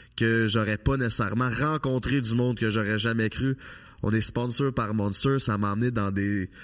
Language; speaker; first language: French; native; French